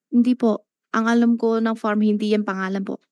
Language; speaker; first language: Filipino; non-native, learner; Chinese